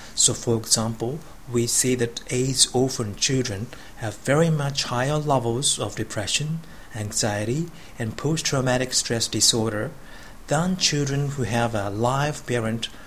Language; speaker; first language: English; non-native, fluent; Japanese